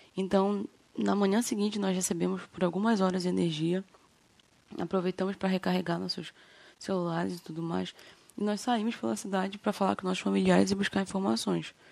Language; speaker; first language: Portuguese; native; Portuguese